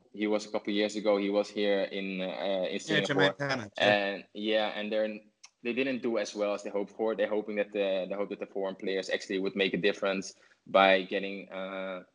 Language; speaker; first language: English; non-native, fluent; Dutch